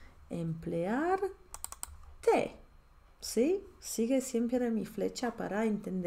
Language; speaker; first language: Spanish; non-native, fluent; Polish